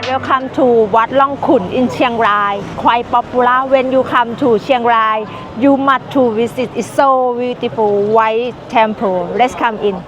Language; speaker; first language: English; non-native, learner; Thai